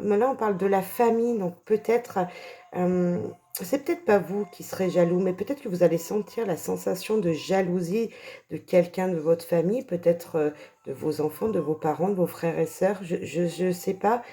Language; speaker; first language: French; native; French